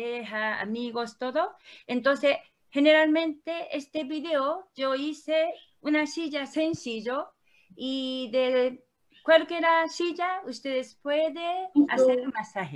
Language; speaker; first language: Spanish; non-native, learner; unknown